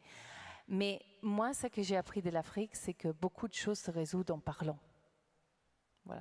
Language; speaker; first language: French; non-native, fluent; English